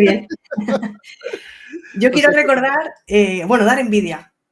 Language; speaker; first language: Spanish; native; Spanish